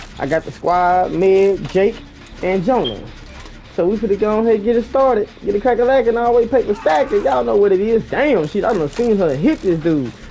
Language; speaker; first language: English; native; English